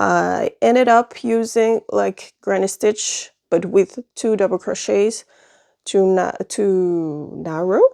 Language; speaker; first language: English; non-native, fluent; French